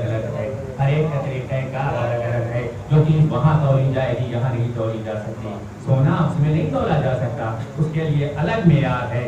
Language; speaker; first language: Urdu; native; Urdu